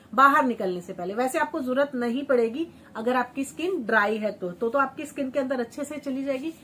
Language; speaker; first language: Hindi; native; Hindi